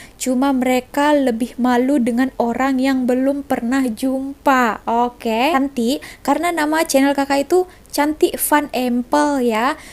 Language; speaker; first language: Indonesian; native; Indonesian